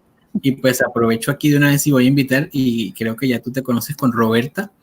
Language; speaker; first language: Spanish; native; Spanish